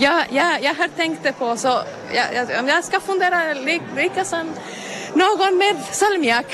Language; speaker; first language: Swedish; non-native, learner; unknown